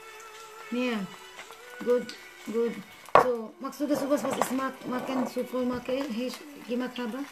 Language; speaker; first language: German; non-native, learner; Cebuano